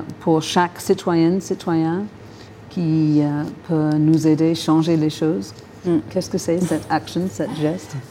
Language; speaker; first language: French; non-native, fluent; English